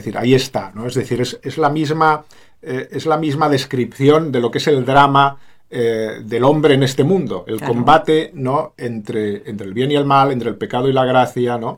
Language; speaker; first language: Spanish; native; Spanish